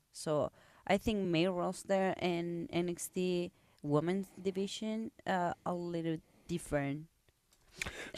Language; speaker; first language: English; non-native, learner; Spanish